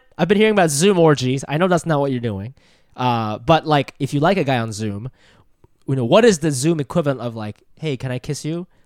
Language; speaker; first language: English; native; English